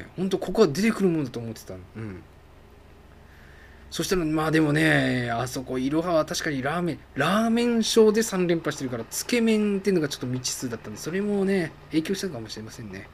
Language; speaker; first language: Japanese; native; Japanese